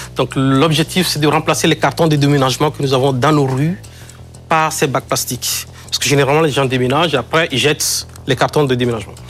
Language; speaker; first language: French; non-native, local second language; Ewe